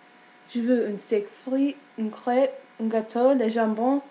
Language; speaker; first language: French; non-native, learner; English